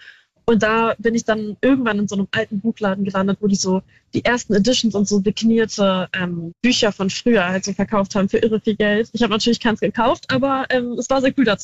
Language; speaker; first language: German; native; German